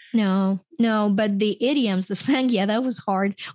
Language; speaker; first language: English; non-native, fluent; Ukrainian